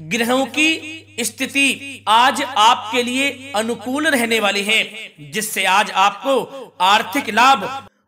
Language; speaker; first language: Hindi; native; Hindi